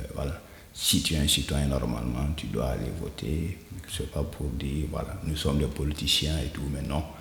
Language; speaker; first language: French; non-native, local second language; Mossi